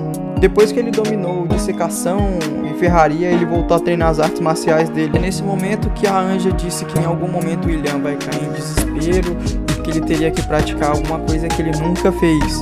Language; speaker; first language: Portuguese; native; Portuguese